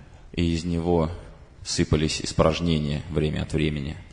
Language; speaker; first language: Russian; native; Russian